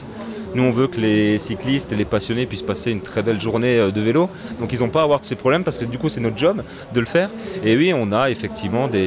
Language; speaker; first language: French; native; French